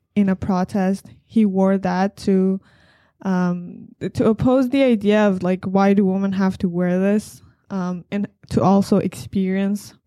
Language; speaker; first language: English; non-native, fluent; Persian